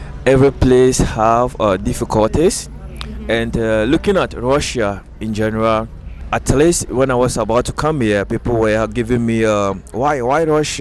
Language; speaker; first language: English; native; English